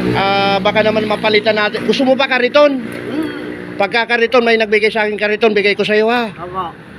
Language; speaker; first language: Filipino; non-native, local second language; Bikol